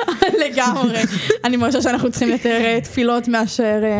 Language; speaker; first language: Hebrew; native; Hebrew